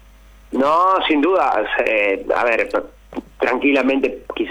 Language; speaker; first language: Spanish; native; Spanish